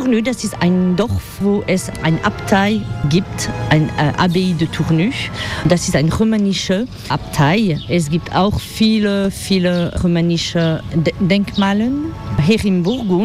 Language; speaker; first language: German; non-native, learner; French